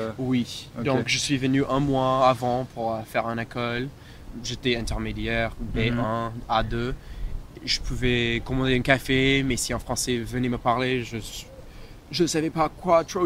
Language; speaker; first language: French; non-native, fluent; English